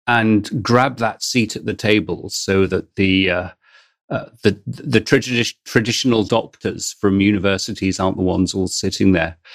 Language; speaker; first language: English; native; English